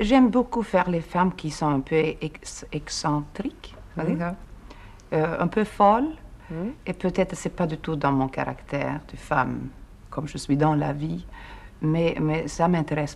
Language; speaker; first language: French; non-native, fluent; Swedish